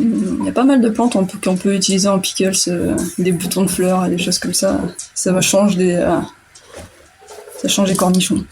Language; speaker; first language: French; native; French